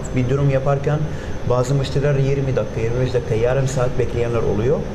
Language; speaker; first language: Turkish; non-native, fluent; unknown